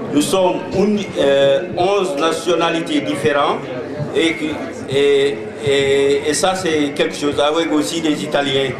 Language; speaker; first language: French; non-native, local second language; Wolof